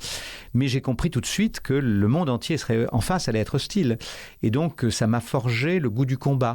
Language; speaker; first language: French; native; French